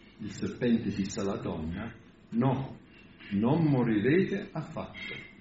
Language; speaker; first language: Italian; non-native, fluent; English